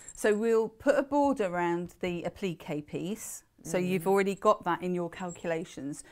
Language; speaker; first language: English; native; English